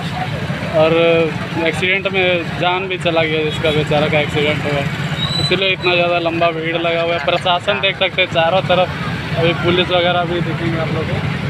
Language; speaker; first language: Hindi; native; Hindi